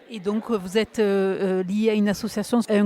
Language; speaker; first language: French; native; French